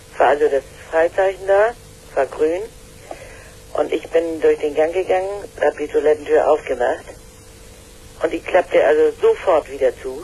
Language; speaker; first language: German; native; German